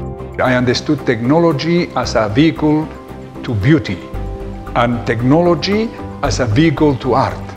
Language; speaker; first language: English; non-native, fluent; Spanish